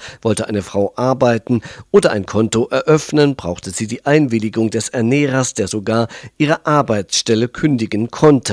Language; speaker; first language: German; native; German